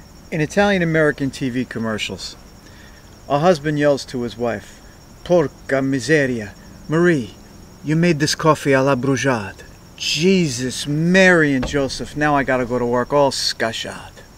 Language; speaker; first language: English; native; English